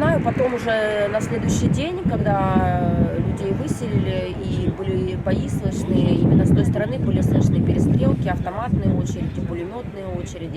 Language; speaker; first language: Russian; native; Russian